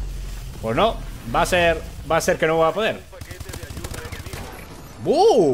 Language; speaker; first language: Spanish; native; Spanish